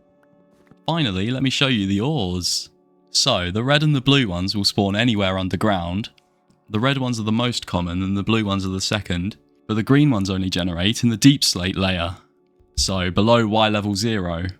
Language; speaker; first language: English; native; English